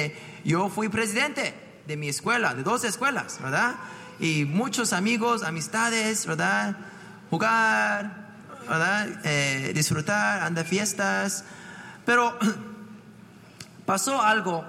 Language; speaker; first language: Spanish; non-native, fluent; English